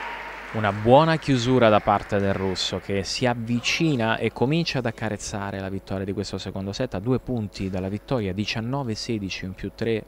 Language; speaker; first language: Italian; native; Italian